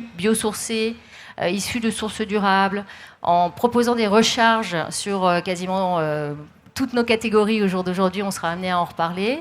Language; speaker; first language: French; native; French